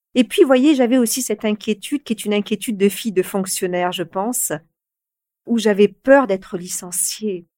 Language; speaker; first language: French; native; French